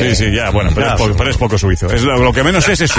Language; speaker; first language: Spanish; native; Spanish